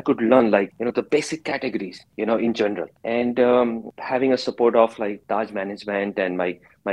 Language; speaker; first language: English; non-native, local second language; Hindi